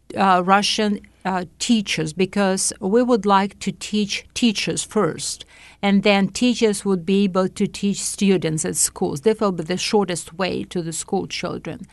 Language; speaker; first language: English; non-native, fluent; Latvian